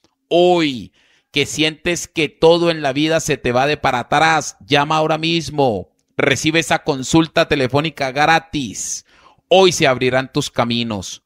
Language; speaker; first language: Spanish; native; Spanish